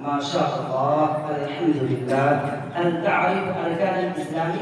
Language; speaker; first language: Arabic; non-native, learner; Urdu